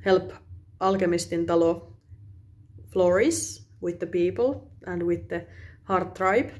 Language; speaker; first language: English; non-native, fluent; Finnish